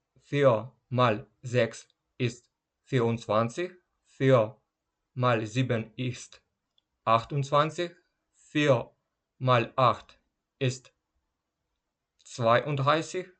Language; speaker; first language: German; non-native, learner; Ukrainian